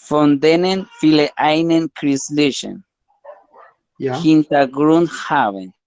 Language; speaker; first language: German; non-native, learner; Spanish